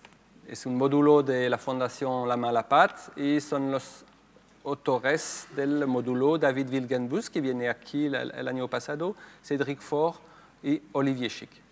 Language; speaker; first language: Spanish; non-native, fluent; French